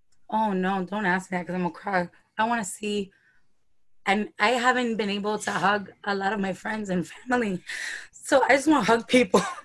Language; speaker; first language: English; early bilingual, other home language; Spanish